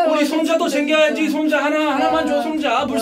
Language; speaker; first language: Korean; non-native, fluent; English